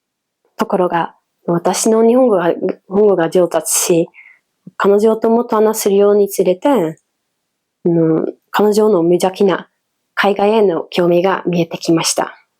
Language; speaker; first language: Japanese; non-native, fluent; Dutch